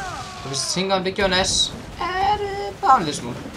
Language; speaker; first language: Danish; native; Danish